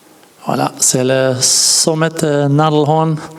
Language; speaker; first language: French; non-native, learner; Dutch